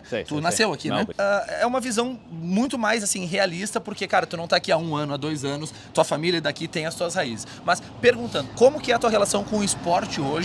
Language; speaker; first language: Portuguese; native; Portuguese